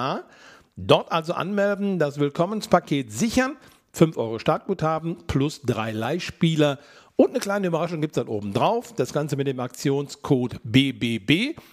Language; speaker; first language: German; native; German